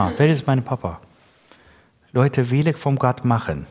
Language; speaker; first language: German; non-native, learner; Persian